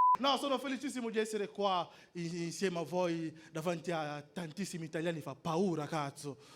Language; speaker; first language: Italian; non-native, fluent; French